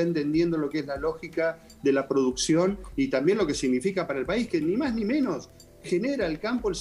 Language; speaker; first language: Spanish; native; Spanish